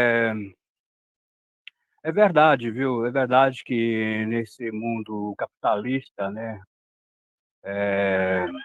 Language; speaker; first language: Portuguese; non-native, local second language; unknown